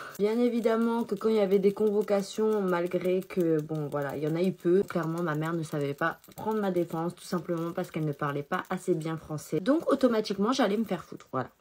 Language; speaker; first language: French; early bilingual, other home language; Chinese